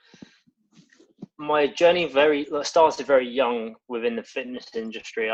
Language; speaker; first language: English; native; English